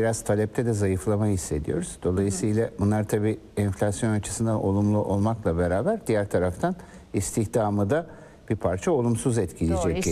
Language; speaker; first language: Turkish; native; Turkish